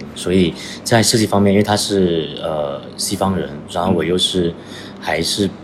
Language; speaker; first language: Chinese; native; Chinese